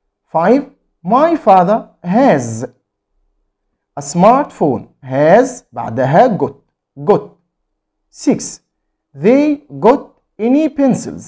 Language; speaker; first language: English; non-native, fluent; Arabic